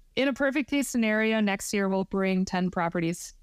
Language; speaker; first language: English; native; English